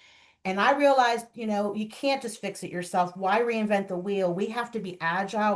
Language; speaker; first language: English; native; English